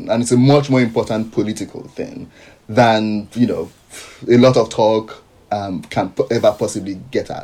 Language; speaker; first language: English; non-native, local second language; Yoruba